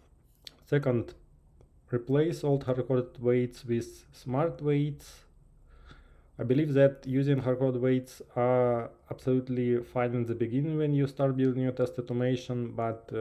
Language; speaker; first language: English; non-native, fluent; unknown